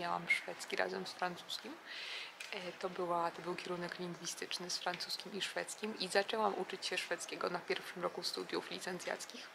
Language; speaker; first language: Polish; native; Polish